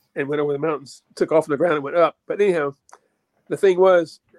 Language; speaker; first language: English; native; English